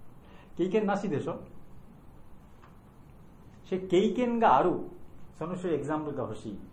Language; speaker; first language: Japanese; non-native, learner; Bangla